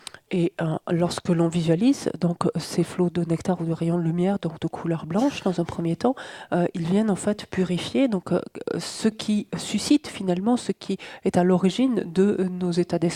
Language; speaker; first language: French; native; French